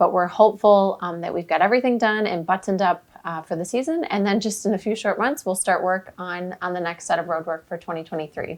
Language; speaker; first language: English; native; English